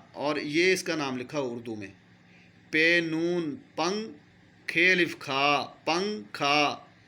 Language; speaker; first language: Urdu; non-native, local second language; Punjabi